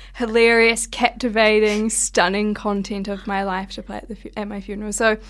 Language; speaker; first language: English; native; English